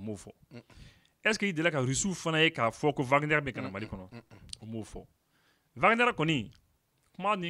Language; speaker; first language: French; non-native, local second language; Bambara